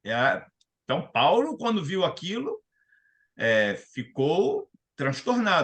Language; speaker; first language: Portuguese; native; Portuguese